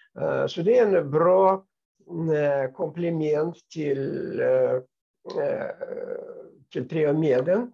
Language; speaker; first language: Swedish; non-native, fluent; Russian